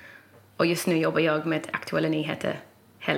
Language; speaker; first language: Swedish; non-native, fluent; English